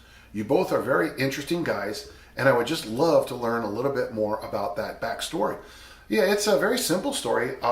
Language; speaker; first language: English; native; English